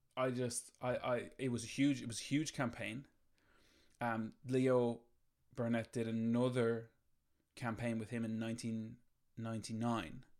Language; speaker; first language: English; native; English